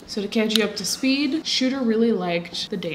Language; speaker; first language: English; native; English